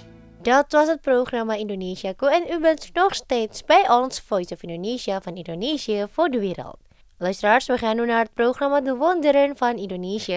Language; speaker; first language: Dutch; non-native, fluent; Indonesian